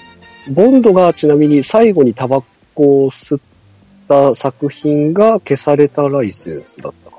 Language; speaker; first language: Japanese; native; Japanese